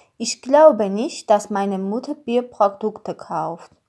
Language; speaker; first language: German; non-native, learner; Armenian